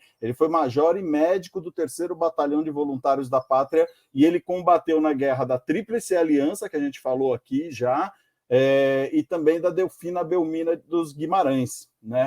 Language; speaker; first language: Portuguese; native; Portuguese